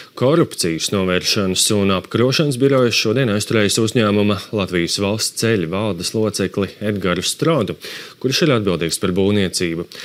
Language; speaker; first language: Latvian; native; Latvian